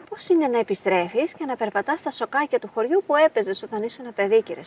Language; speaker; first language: Greek; native; Greek